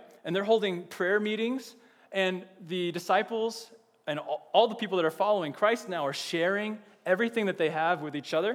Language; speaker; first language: English; native; English